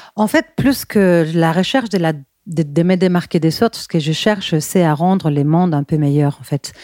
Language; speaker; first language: French; non-native, fluent; Spanish